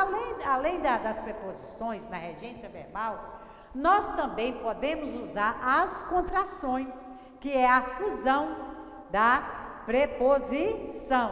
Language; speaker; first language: Portuguese; native; Portuguese